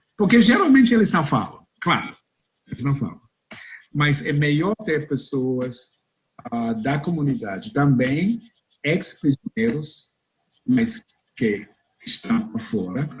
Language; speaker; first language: Portuguese; non-native, fluent; English